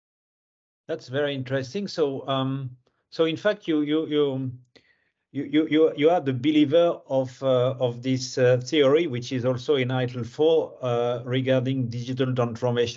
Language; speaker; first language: English; non-native, fluent; French